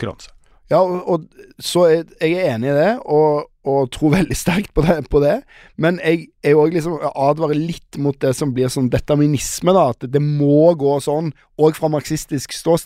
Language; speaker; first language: Norwegian; native; Norwegian